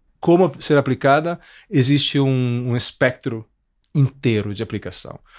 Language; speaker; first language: Portuguese; non-native, fluent; Italian